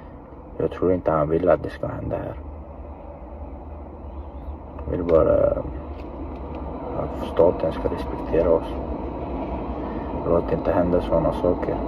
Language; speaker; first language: Swedish; non-native, fluent; Chechen